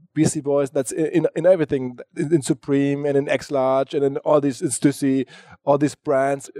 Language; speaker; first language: English; non-native, fluent; German